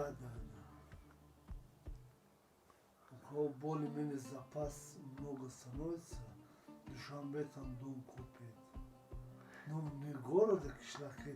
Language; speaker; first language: Russian; non-native, local second language; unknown